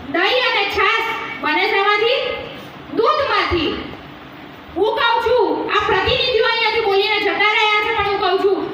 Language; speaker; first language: Gujarati; non-native, local second language; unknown